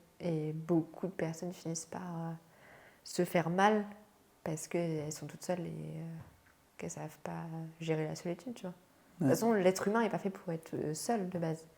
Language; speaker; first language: French; native; French